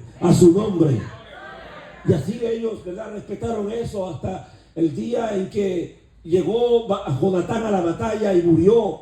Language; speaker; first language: Spanish; native; Spanish